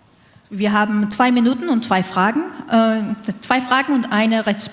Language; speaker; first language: German; non-native, learner; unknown